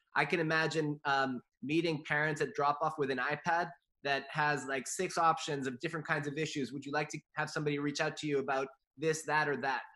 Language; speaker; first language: English; native; English